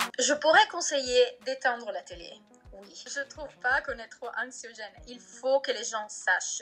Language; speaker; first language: French; non-native, fluent; Italian